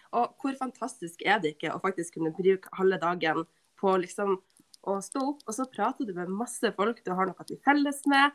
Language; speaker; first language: Norwegian; native; Norwegian